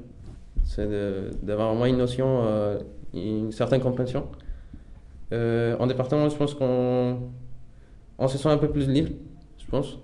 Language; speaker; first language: French; non-native, fluent; Spanish